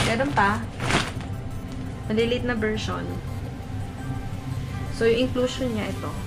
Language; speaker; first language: Filipino; native; Filipino